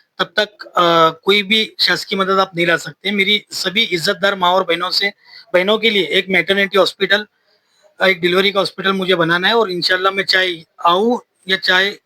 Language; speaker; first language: Hindi; native; Hindi